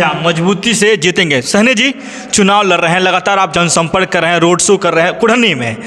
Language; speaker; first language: Hindi; native; Hindi